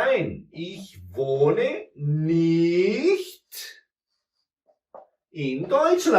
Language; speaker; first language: German; non-native, fluent; Portuguese